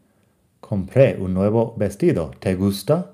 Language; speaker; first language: Spanish; non-native, fluent; English